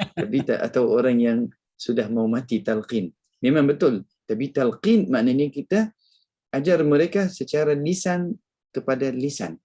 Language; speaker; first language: Malay; non-native, fluent; Arabic